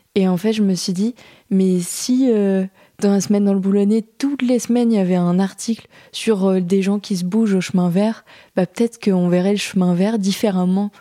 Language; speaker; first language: French; native; French